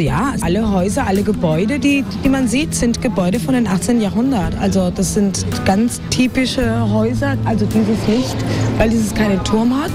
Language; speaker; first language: German; non-native, fluent; Spanish